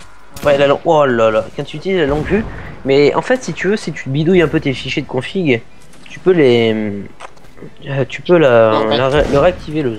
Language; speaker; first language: French; native; French